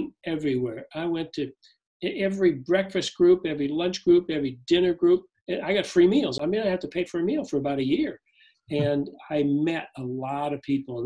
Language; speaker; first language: English; native; English